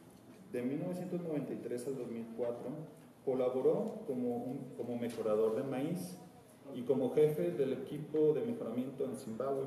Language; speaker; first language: Spanish; native; Spanish